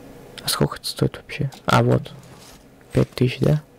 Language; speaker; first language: Russian; native; Russian